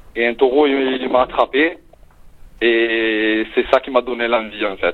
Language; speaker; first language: French; native; French